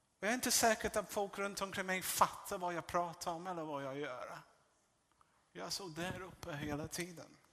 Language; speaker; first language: Swedish; non-native, fluent; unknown